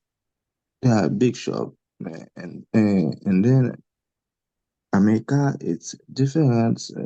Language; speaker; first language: English; non-native, learner; Haitian Creole